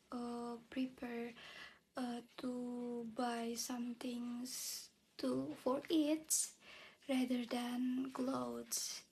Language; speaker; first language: English; non-native, learner; Indonesian